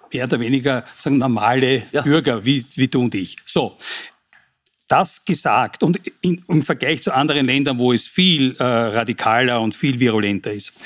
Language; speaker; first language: German; native; German